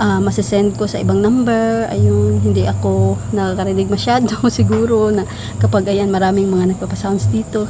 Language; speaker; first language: Filipino; non-native, local second language; Cebuano